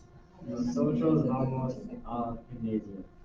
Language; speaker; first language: Spanish; non-native, learner; English